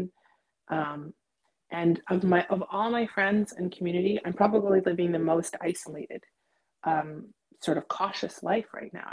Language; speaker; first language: English; native; English